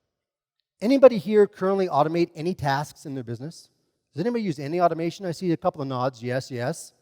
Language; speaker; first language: English; native; English